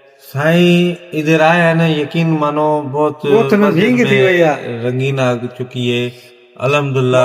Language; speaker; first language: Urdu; non-native, local second language; Sindhi